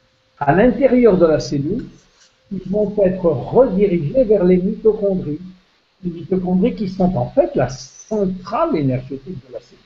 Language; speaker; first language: French; native; French